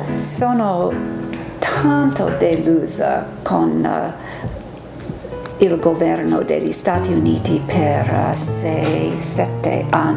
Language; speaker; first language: Italian; non-native, fluent; English